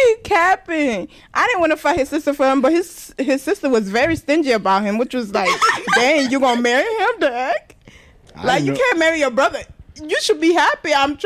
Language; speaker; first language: English; non-native, local second language; Rundi